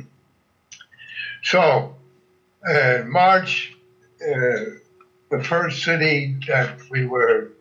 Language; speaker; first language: English; non-native, fluent; German